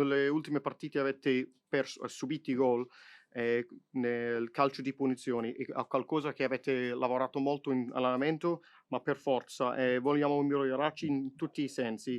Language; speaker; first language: Italian; non-native, fluent; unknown